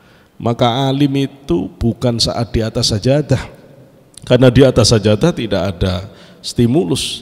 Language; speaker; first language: Indonesian; native; Indonesian